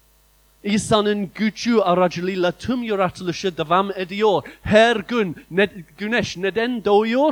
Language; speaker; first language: Turkish; non-native, fluent; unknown